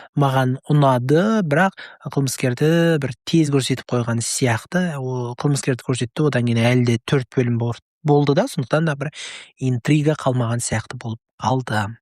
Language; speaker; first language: Kazakh; native; Kazakh